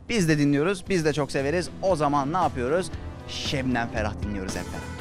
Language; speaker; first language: Turkish; native; Turkish